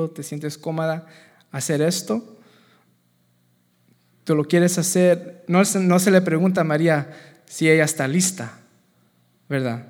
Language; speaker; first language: Spanish; native; Spanish